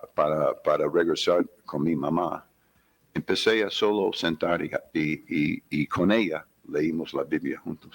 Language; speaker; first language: Spanish; non-native, fluent; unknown